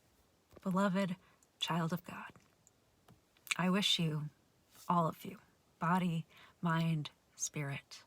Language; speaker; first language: English; native; English